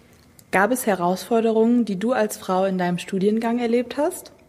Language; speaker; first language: German; native; German